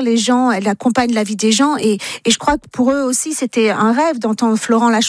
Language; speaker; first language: French; native; French